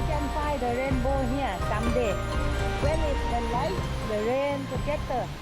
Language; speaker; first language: English; non-native, learner; Thai